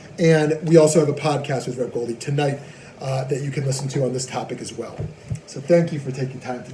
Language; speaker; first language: English; native; English